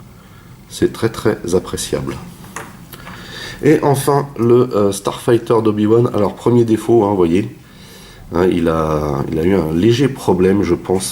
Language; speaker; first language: French; native; French